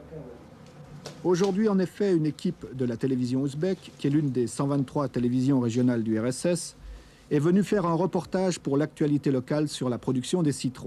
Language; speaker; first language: French; native; French